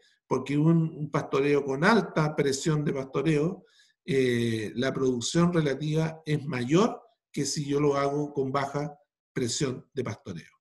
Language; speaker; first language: Spanish; native; Spanish